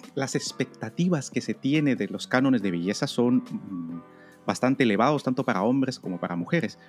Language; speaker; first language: Spanish; native; Spanish